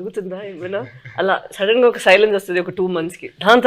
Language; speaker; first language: Telugu; non-native, fluent; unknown